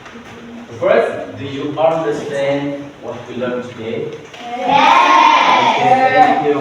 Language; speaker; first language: English; non-native, learner; Indonesian